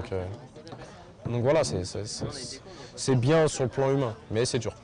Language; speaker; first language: French; native; French